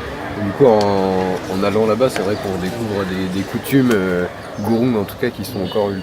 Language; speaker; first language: French; native; French